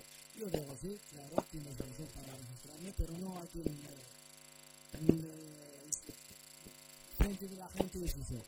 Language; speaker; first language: Spanish; non-native, learner; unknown